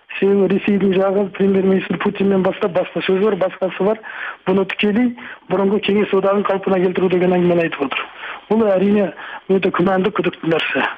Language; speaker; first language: Kazakh; native; Kazakh